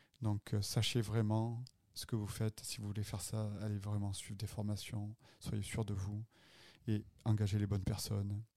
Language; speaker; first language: French; native; French